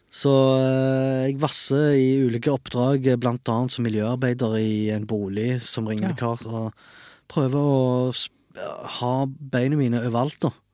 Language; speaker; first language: Norwegian; early bilingual, other home language; Arabic